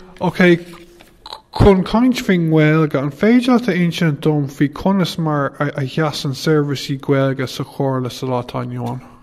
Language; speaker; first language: Irish; non-native, local second language; English